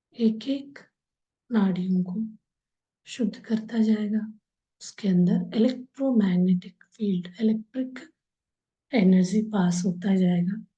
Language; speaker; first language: Hindi; non-native, local second language; Kannada